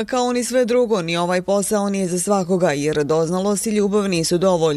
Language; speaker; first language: Serbian; native; Serbian